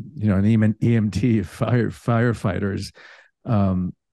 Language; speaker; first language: English; early bilingual, other home language; Spanish